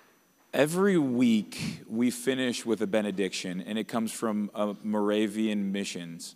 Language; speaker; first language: English; native; English